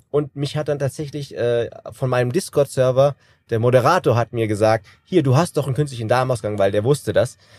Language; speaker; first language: German; native; German